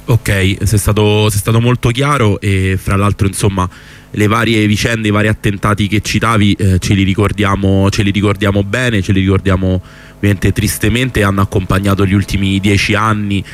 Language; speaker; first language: Italian; native; Italian